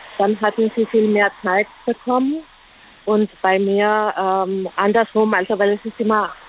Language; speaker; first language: German; non-native, learner; Spanish